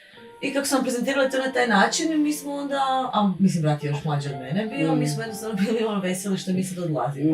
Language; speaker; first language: Bosnian; native; Bosnian